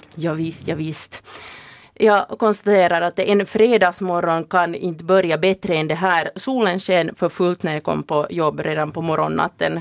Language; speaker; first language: Swedish; native; Swedish